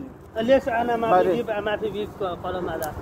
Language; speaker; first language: Arabic; non-native, learner; Nepali